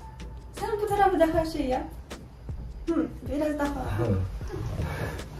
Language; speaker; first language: Turkish; non-native, fluent; Russian